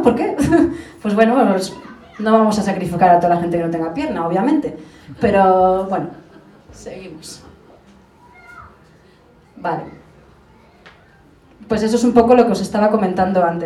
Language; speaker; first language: Spanish; native; Spanish